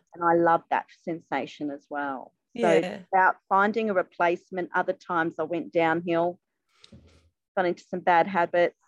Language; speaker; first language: English; native; English